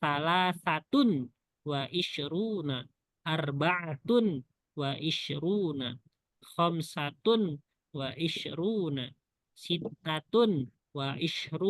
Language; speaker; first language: Arabic; non-native, fluent; Indonesian